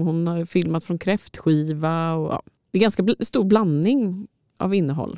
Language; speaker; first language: Swedish; native; Swedish